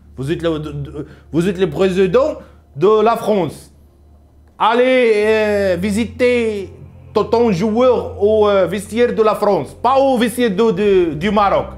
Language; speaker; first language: French; non-native, local second language; Arabic